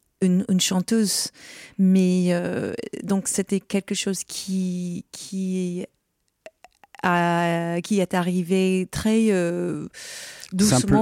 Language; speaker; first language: French; non-native, learner; English